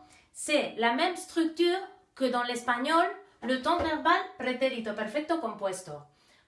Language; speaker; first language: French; non-native, fluent; Basque